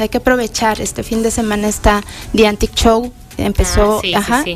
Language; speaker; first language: Spanish; native; Spanish